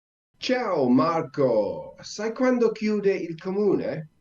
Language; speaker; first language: Italian; non-native, learner; English